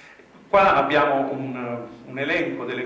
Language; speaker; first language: Italian; native; Italian